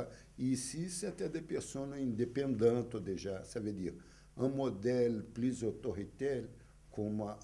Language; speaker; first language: French; non-native, fluent; Portuguese